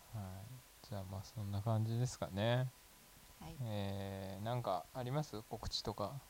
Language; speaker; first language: Japanese; native; Japanese